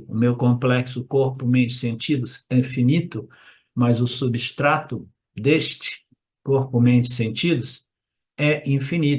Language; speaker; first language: Portuguese; native; Portuguese